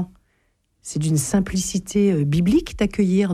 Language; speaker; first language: French; native; French